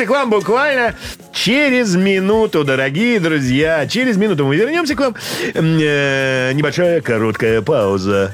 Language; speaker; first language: Russian; native; Russian